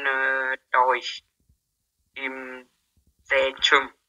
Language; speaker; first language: German; non-native, learner; Vietnamese